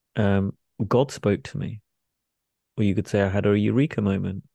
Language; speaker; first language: English; native; English